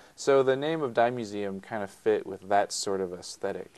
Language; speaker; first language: English; native; English